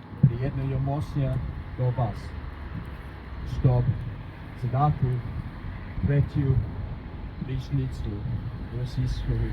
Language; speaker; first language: Ukrainian; non-native, learner; English